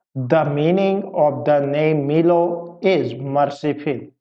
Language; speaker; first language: English; non-native, local second language; Gujarati